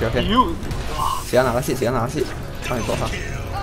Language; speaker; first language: Chinese; native; Chinese